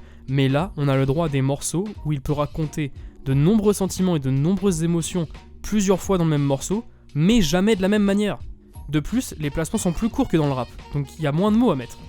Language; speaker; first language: French; native; French